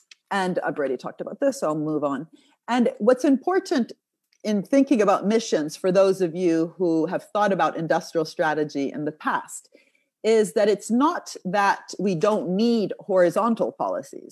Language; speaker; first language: English; non-native, fluent; Italian